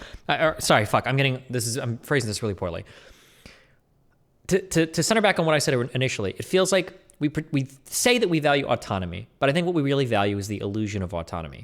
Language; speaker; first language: English; native; English